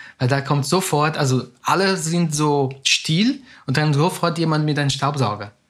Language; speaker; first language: German; non-native, fluent; Spanish